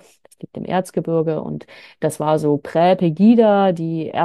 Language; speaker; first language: German; native; German